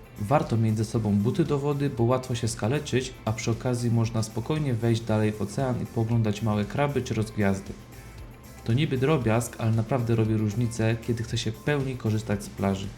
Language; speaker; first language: Polish; native; Polish